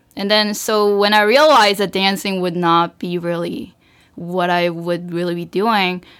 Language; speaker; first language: English; early bilingual, other home language; Korean